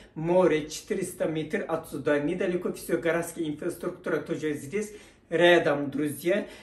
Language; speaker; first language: Russian; non-native, learner; Turkish